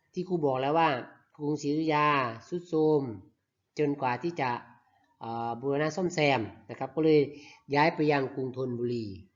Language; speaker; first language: Thai; native; Thai